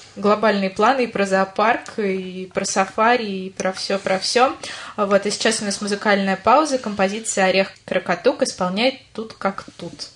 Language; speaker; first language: Russian; native; Russian